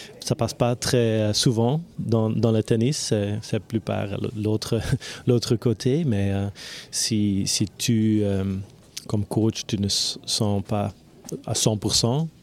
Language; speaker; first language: French; non-native, local second language; Dutch